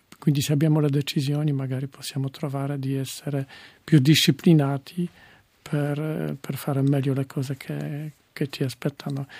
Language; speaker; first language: Italian; non-native, fluent; Polish